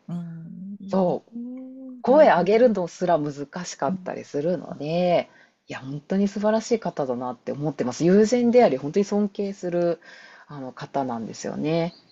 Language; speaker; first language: Japanese; native; Japanese